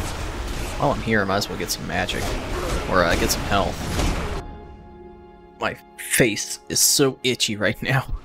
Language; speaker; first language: English; native; English